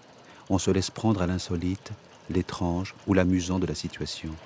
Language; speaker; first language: French; native; French